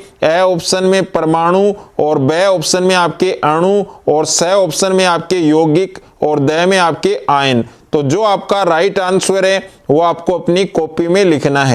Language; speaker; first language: Hindi; native; Hindi